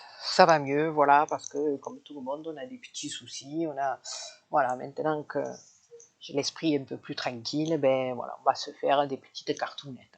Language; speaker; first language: French; native; French